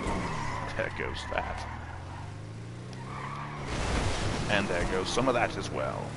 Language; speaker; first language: English; native; English